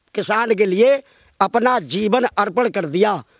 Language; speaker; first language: Hindi; native; Hindi